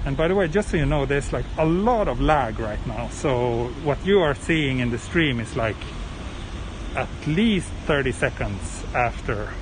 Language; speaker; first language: English; non-native, fluent; Swedish